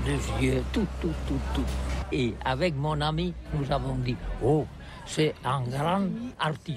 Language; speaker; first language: French; non-native, learner; Catalan